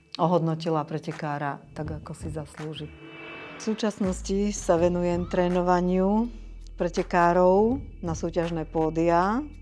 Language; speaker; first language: Slovak; native; Slovak